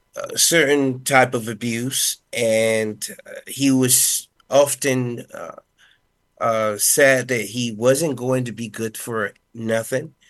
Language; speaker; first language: English; non-native, fluent; Spanish